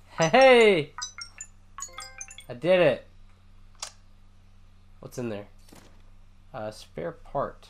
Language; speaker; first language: English; native; English